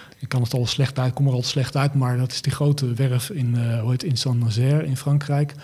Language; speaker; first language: Dutch; native; Dutch